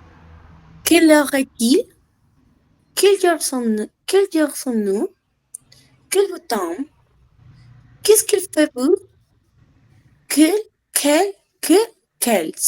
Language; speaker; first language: French; non-native, learner; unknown